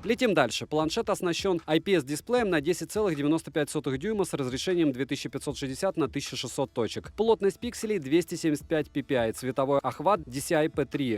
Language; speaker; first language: Russian; native; Russian